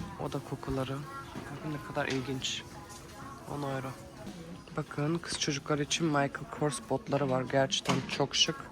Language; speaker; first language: Turkish; early bilingual, heritage; Turkish